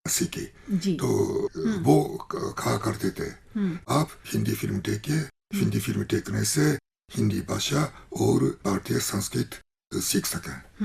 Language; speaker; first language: Hindi; non-native, fluent; Japanese